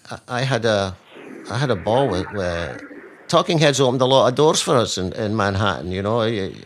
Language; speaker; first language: English; native; English